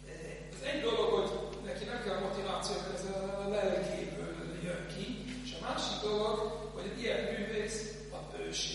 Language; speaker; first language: Hungarian; non-native, fluent; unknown